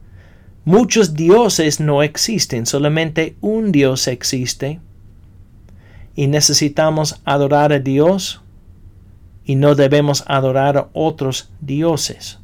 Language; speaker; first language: Spanish; non-native, fluent; English